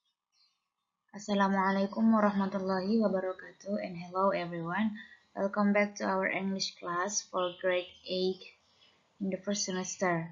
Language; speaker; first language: English; non-native, fluent; Indonesian